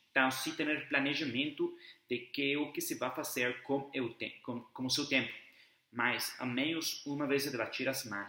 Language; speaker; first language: Portuguese; non-native, fluent; Spanish